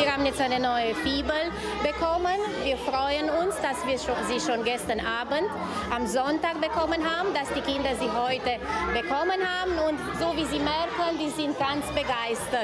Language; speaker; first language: German; non-native, local second language; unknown